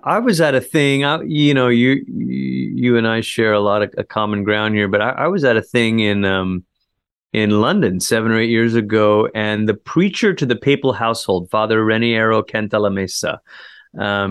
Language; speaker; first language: English; native; English